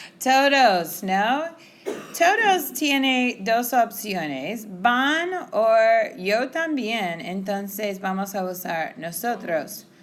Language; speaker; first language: Spanish; non-native, fluent; English